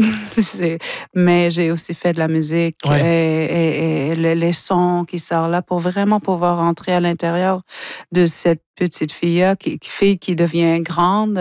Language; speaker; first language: French; non-native, local second language; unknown